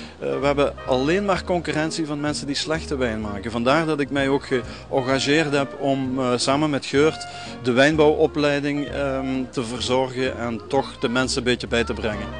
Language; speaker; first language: Dutch; native; Dutch